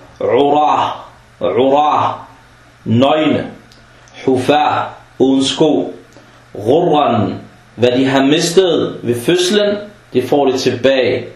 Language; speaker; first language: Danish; early bilingual, other home language; Arabic